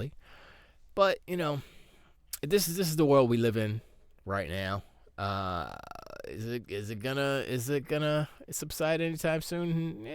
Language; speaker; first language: English; native; English